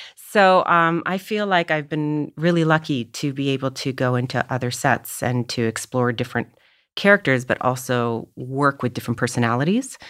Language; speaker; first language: English; native; English